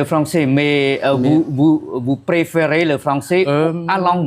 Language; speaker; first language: French; non-native, fluent; Khmer